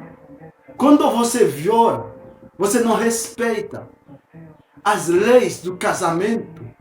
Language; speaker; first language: Portuguese; non-native, fluent; Haitian Creole